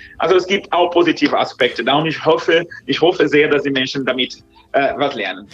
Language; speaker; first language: German; non-native, fluent; Portuguese